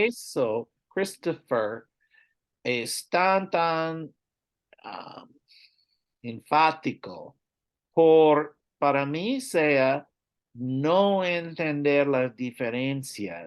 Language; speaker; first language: Spanish; non-native, learner; English